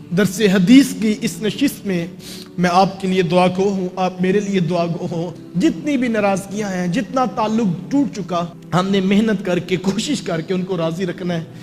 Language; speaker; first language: Urdu; non-native, local second language; Punjabi